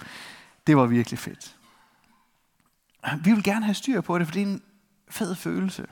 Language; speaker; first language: Danish; native; Danish